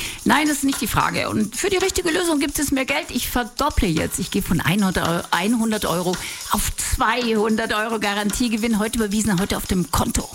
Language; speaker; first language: German; native; German